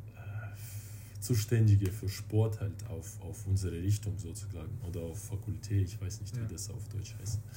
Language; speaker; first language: German; non-native, fluent; Russian